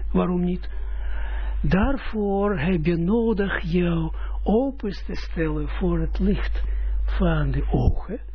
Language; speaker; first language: Dutch; non-native, fluent; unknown